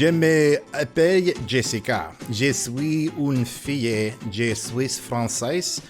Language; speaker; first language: French; non-native, learner; English